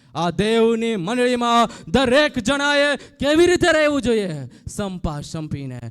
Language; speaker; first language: Gujarati; native; Gujarati